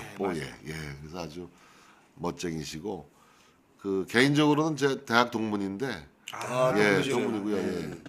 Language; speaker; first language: Korean; native; Korean